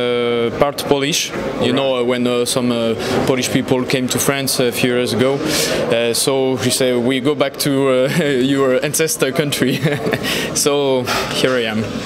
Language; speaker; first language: English; non-native, learner; French